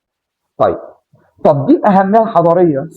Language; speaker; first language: Arabic; native; Arabic